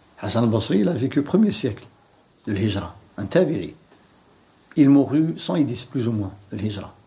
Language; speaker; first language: French; non-native, local second language; Arabic